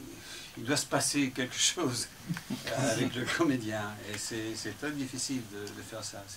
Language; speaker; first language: French; non-native, fluent; English